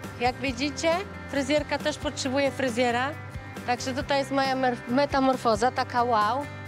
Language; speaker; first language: Polish; native; Polish